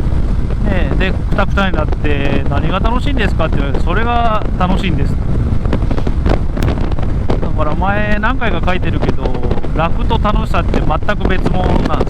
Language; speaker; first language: Japanese; native; Japanese